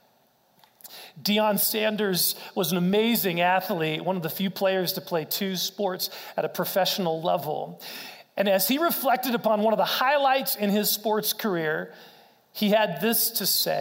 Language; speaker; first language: English; native; English